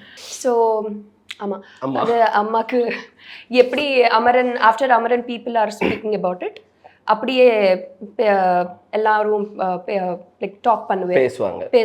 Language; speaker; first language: Tamil; non-native, learner; Telugu